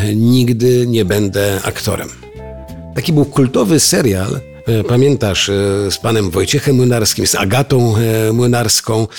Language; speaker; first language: Polish; native; Polish